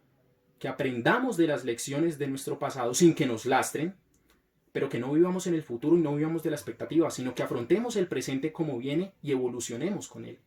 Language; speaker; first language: Spanish; native; Spanish